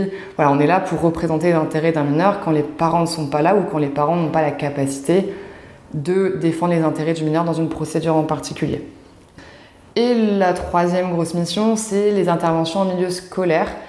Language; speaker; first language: French; native; French